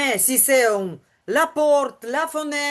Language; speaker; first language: French; non-native, learner; Ukrainian